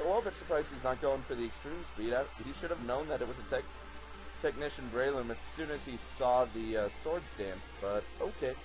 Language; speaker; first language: English; native; English